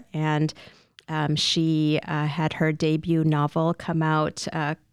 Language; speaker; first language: English; native; English